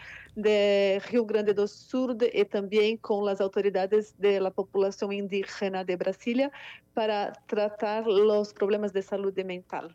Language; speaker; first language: Spanish; non-native, fluent; Portuguese